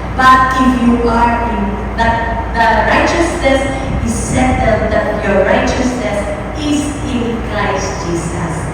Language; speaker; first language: English; non-native, local second language; Filipino